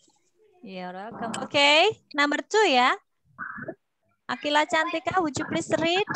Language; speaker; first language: English; non-native, fluent; Indonesian